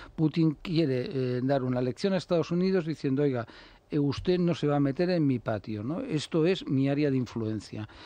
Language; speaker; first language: Spanish; native; Spanish